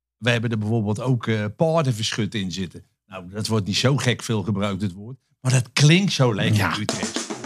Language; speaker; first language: Dutch; native; Dutch